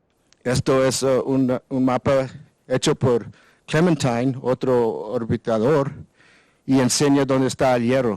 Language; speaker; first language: Spanish; non-native, learner; English